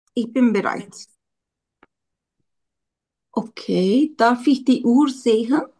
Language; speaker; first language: German; non-native, learner; Turkish